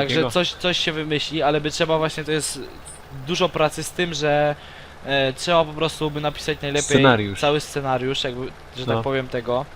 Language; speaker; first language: Polish; native; Polish